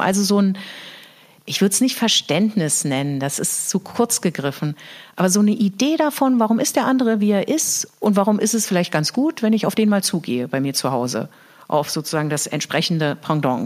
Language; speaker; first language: German; native; German